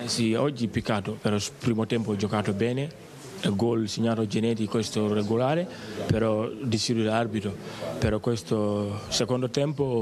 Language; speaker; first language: Italian; non-native, learner; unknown